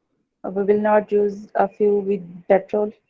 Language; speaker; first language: English; non-native, learner; Urdu